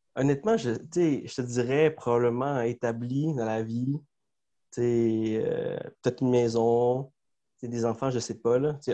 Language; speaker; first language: French; early bilingual, other home language; Spanish